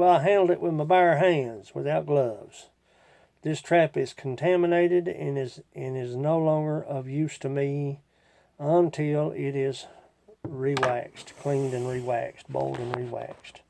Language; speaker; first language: English; native; English